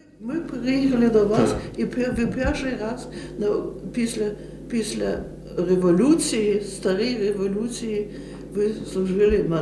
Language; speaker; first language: Ukrainian; early bilingual, heritage; Ukrainian